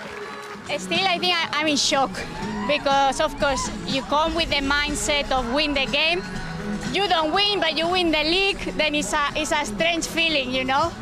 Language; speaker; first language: English; non-native, fluent; Spanish